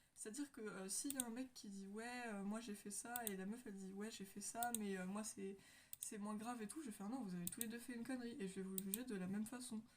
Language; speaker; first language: French; native; French